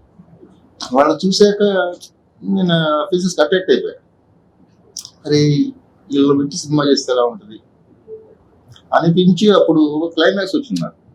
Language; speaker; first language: Telugu; native; Telugu